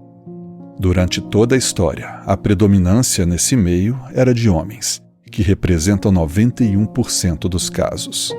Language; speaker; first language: Portuguese; native; Portuguese